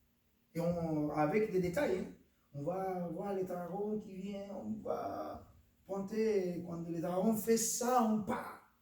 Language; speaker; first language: French; non-native, fluent; Spanish